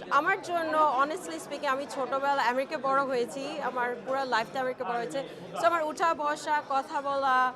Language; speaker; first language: Bangla; early bilingual, heritage; Bangla